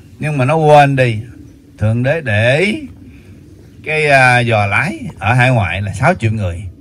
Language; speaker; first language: Vietnamese; native; Vietnamese